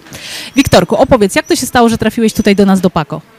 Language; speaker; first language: Polish; native; Polish